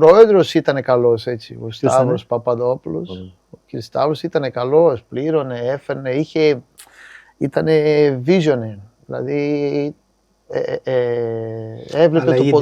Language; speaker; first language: Greek; non-native, fluent; Portuguese